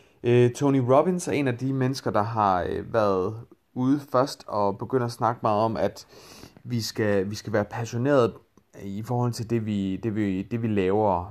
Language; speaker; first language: Danish; native; Danish